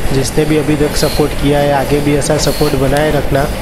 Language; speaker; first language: Hindi; non-native, local second language; Gujarati